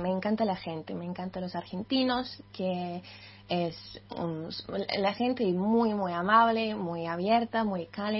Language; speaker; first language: Spanish; non-native, fluent; Russian